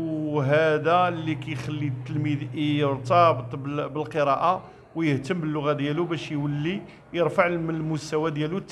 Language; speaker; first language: Arabic; native; Arabic